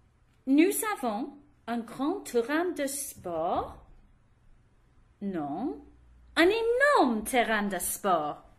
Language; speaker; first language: French; non-native, learner; English